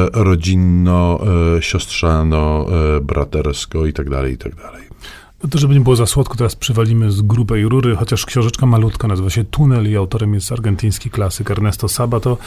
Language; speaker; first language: Polish; native; Polish